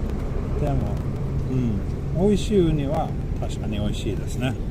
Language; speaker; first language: Japanese; non-native, fluent; Swedish